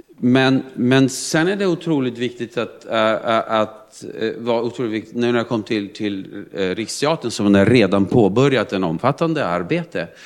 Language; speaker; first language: Swedish; non-native, fluent; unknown